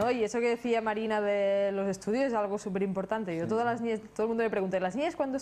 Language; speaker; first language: Spanish; native; Spanish